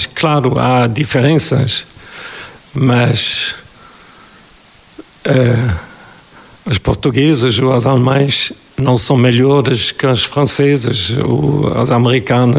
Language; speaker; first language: Portuguese; non-native, fluent; German